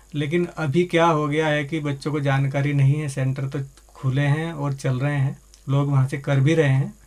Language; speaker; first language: Hindi; native; Hindi